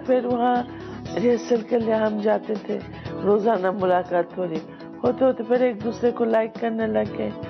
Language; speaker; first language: Urdu; non-native, local second language; Bangla